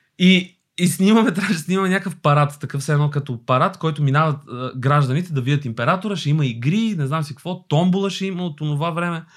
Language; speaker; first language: Bulgarian; early bilingual, other home language; Albanian